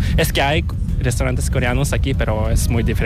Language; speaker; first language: Spanish; non-native, fluent; Korean